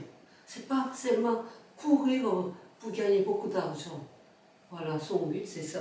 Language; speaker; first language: French; non-native, fluent; Korean